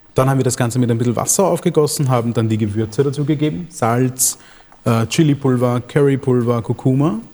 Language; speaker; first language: German; early bilingual, other home language; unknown